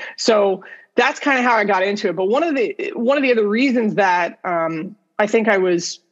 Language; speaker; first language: English; native; English